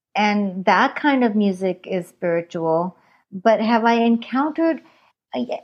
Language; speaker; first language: English; non-native, fluent; Hindi